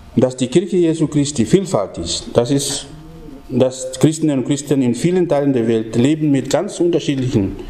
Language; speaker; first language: German; non-native, fluent; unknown